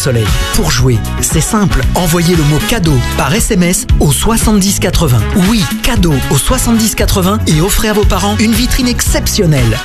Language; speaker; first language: French; native; French